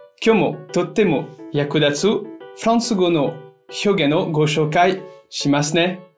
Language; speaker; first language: Japanese; non-native, fluent; French